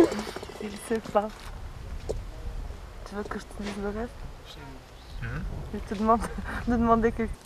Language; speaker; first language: French; non-native, fluent; Bosnian